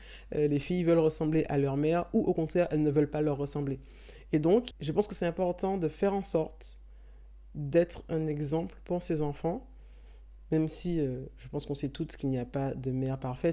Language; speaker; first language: French; native; French